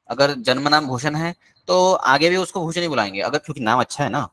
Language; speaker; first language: Hindi; non-native, local second language; Marathi